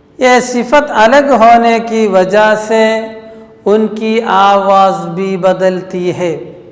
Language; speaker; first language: Urdu; non-native, local second language; Malayalam